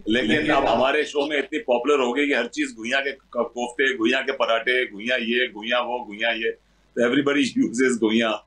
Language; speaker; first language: Hindi; native; Hindi